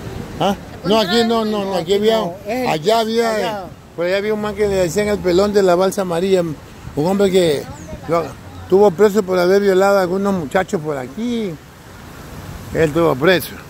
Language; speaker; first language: Spanish; native; Spanish